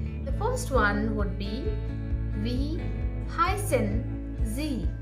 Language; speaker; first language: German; non-native, fluent; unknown